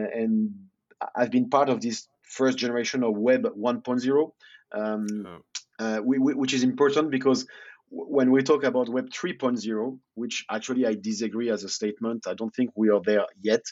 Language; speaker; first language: English; non-native, fluent; French